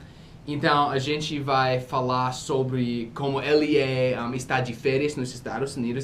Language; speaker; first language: Portuguese; non-native, fluent; English